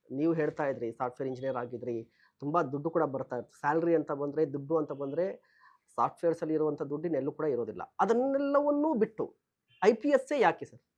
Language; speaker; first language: Kannada; native; Kannada